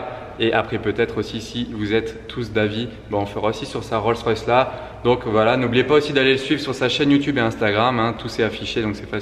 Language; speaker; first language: French; native; French